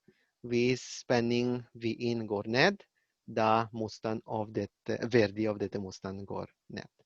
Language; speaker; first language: Norwegian; non-native, learner; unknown